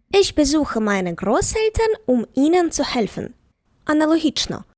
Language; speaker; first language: German; non-native, fluent; Ukrainian